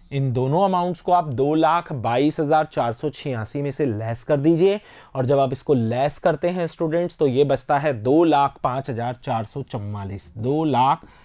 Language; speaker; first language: Hindi; native; Hindi